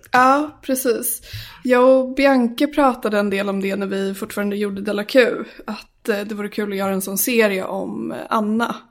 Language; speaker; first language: Swedish; native; Swedish